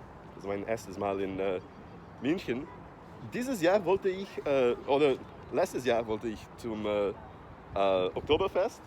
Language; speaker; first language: German; non-native, fluent; Portuguese